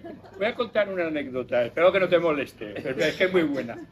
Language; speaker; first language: Spanish; native; Spanish